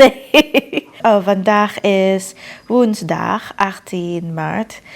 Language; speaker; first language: Dutch; non-native, fluent; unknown